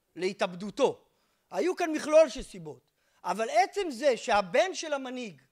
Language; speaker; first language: Hebrew; native; Hebrew